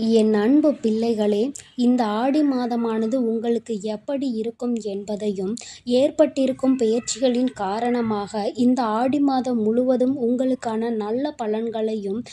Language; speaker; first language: Tamil; native; Tamil